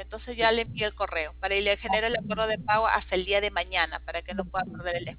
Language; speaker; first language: Spanish; native; Spanish